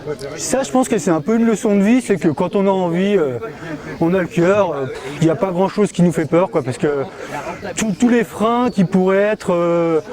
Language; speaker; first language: French; native; French